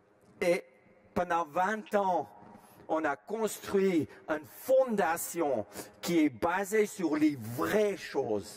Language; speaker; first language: French; non-native, fluent; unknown